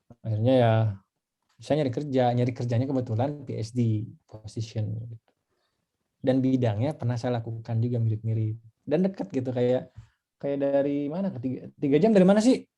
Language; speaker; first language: Indonesian; non-native, local second language; Sundanese